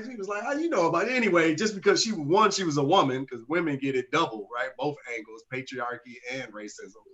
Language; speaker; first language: English; native; English